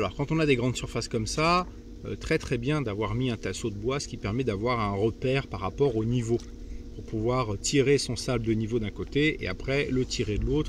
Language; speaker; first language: French; native; French